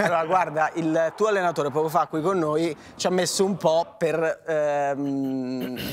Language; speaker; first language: Italian; native; Italian